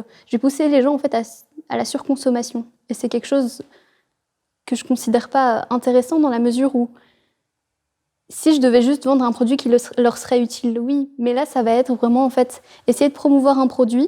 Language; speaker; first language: French; native; French